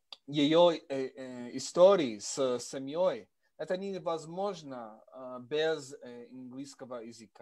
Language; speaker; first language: Russian; non-native, learner; English